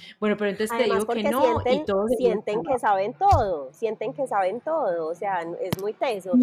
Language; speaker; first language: Spanish; native; Spanish